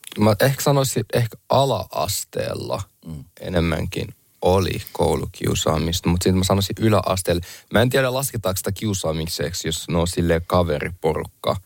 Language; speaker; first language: Finnish; early bilingual, other home language; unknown